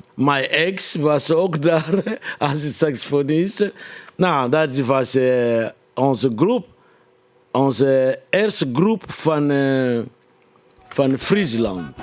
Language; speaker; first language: Dutch; non-native, fluent; Lingala